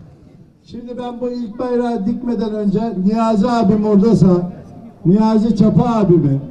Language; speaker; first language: Turkish; native; Turkish